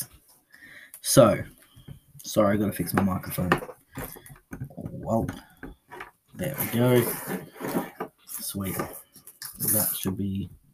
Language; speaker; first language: English; native; English